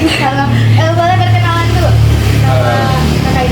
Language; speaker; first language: Indonesian; native; Indonesian